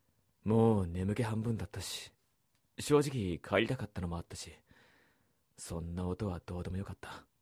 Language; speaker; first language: Japanese; native; Japanese